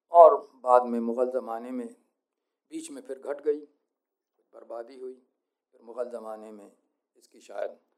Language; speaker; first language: Hindi; native; Hindi